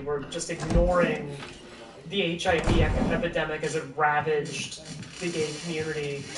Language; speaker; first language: English; native; English